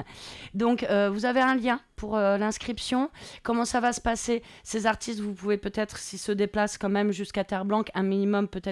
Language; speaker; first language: French; native; French